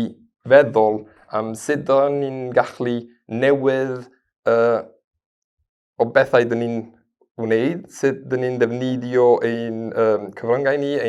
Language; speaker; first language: Welsh; non-native, fluent; Spanish